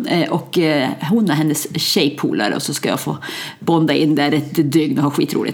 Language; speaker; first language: Swedish; native; Swedish